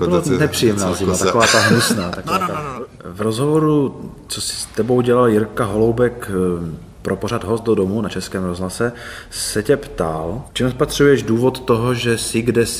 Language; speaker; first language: Czech; native; Czech